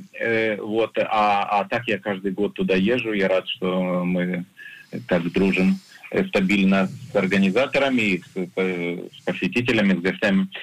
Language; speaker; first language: Russian; native; Russian